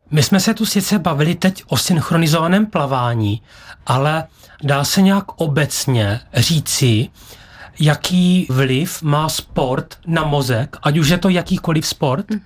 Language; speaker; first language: Czech; native; Czech